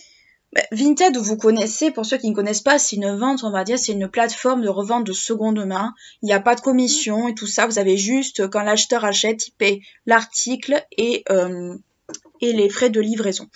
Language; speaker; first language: French; native; French